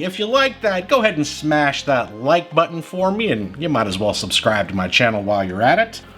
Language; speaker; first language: English; native; English